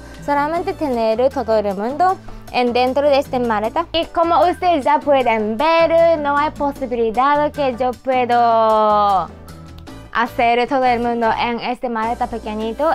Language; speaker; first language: Spanish; non-native, learner; Japanese